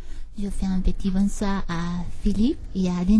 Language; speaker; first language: French; non-native, learner; Spanish